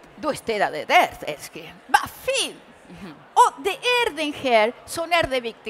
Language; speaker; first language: Swedish; early bilingual, other home language; Spanish